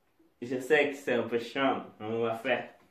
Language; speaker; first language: French; non-native, learner; Portuguese